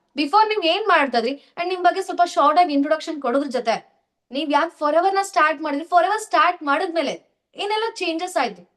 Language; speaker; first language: Kannada; native; Kannada